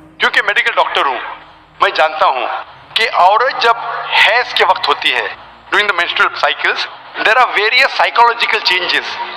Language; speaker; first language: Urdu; non-native, local second language; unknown